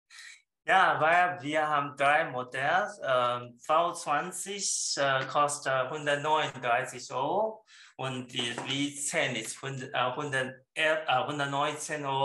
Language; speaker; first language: German; non-native, learner; Chinese